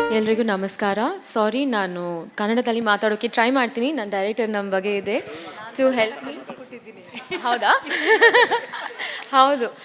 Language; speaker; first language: Kannada; non-native, learner; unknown